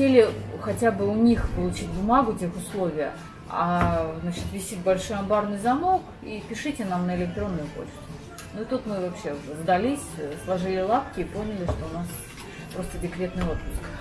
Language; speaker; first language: Russian; native; Russian